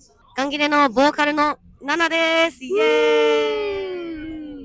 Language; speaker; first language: Japanese; native; Japanese